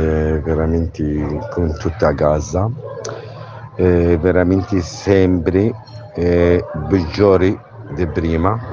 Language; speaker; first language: Italian; non-native, learner; Arabic